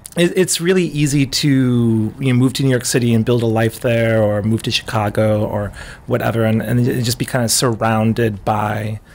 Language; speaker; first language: English; native; English